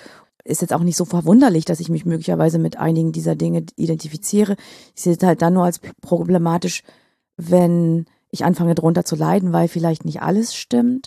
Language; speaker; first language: German; native; German